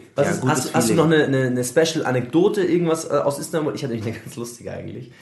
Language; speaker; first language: German; early bilingual, other home language; Arabic